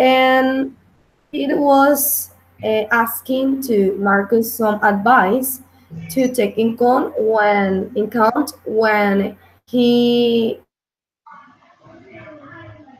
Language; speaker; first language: English; non-native, learner; Spanish